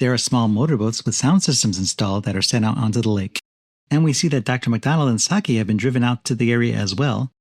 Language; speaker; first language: English; native; English